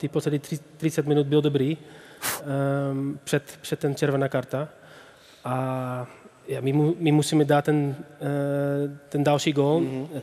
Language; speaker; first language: Czech; non-native, learner; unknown